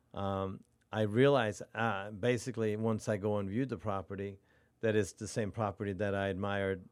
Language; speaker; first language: English; non-native, fluent; Norwegian